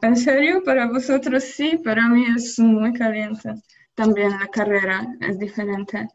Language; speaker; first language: Spanish; non-native, learner; Polish